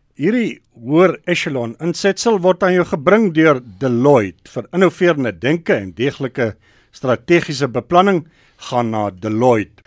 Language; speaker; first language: Afrikaans; native; Afrikaans